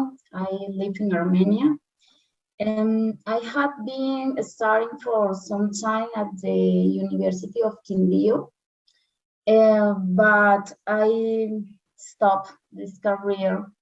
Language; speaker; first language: English; non-native, learner; Spanish